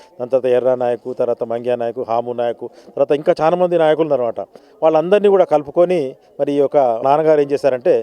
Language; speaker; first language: Telugu; non-native, local second language; Lambadi